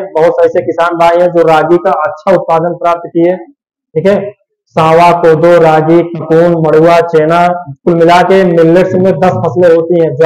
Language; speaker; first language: Hindi; native; Hindi